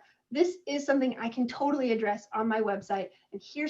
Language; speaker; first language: English; native; English